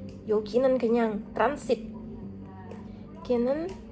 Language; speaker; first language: Korean; non-native, learner; Indonesian